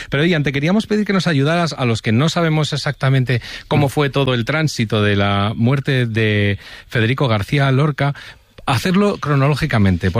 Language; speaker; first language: Spanish; native; Spanish